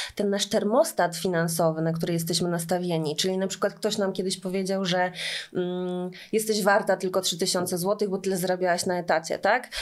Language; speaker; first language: Polish; native; Polish